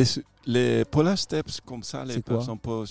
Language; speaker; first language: French; non-native, fluent; Spanish